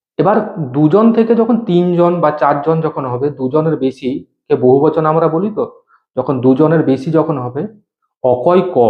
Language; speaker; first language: Bangla; non-native, local second language; Santali